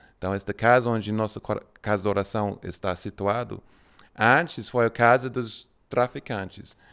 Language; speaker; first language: Portuguese; non-native, fluent; English